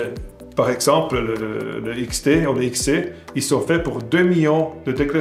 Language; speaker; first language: French; non-native, fluent; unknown